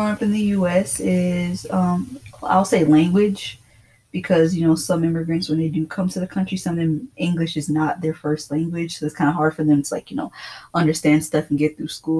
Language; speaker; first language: English; native; English